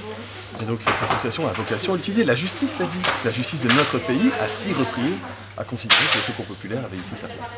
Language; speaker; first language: French; native; French